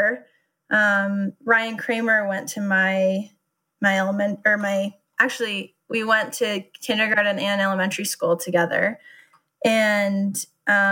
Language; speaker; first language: English; native; English